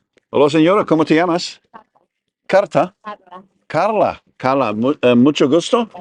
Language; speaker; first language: Spanish; non-native, learner; English